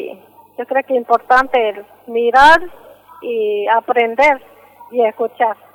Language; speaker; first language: Spanish; non-native, local second language; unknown